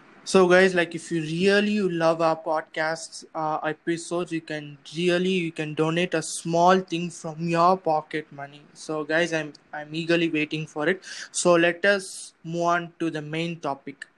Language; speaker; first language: English; non-native, local second language; Tamil